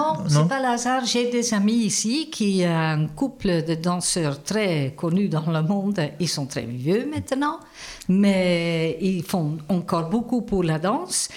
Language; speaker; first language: French; non-native, fluent; Dutch